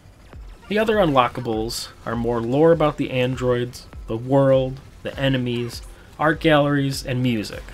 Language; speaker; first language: English; native; English